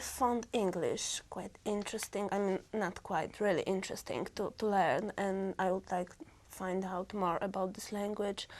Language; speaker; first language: English; non-native, learner; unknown